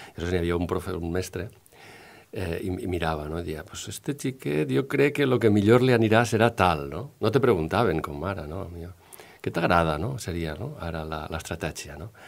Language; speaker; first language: Catalan; native; Catalan